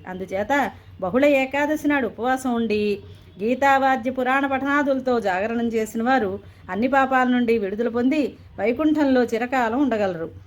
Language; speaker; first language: Telugu; native; Telugu